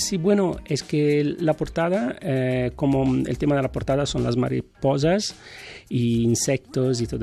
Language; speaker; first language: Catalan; non-native, learner; Italian